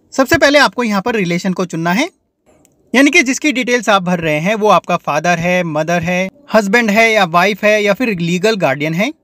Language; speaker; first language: Hindi; native; Hindi